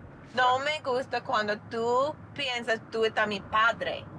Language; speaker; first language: Spanish; non-native, learner; English